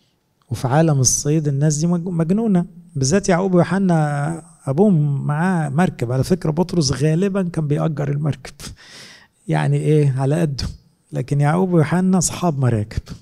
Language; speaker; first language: Arabic; native; Arabic